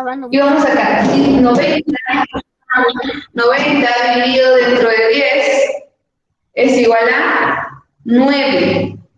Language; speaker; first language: Spanish; native; Spanish